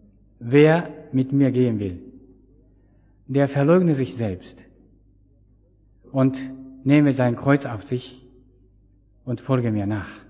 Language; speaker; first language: German; non-native, fluent; Japanese